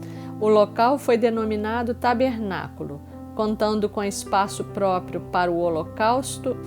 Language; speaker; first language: Portuguese; native; Portuguese